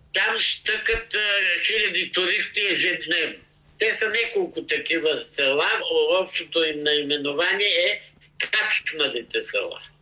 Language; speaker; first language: Bulgarian; native; Bulgarian